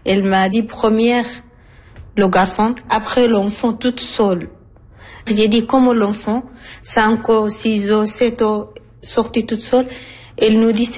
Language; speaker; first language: French; non-native, learner; Arabic